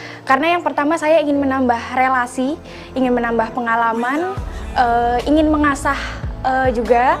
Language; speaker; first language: Indonesian; native; Indonesian